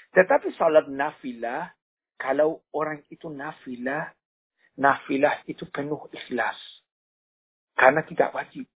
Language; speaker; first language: Indonesian; non-native, fluent; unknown